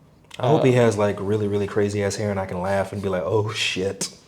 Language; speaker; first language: English; native; English